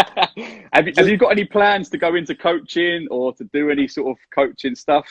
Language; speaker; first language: English; native; English